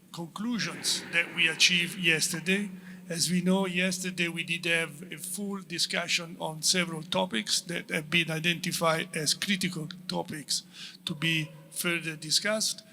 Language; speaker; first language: English; non-native, fluent; Italian